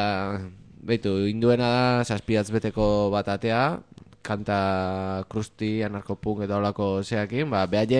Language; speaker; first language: Basque; native; Basque